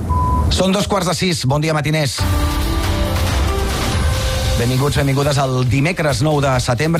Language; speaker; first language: Catalan; native; Catalan